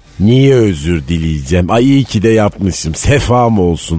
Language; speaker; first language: Turkish; native; Turkish